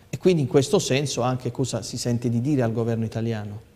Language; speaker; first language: Italian; native; Italian